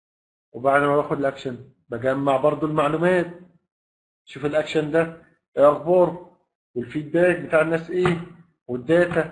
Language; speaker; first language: Arabic; native; Arabic